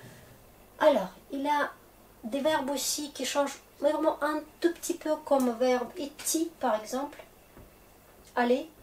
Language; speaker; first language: French; non-native, fluent; Russian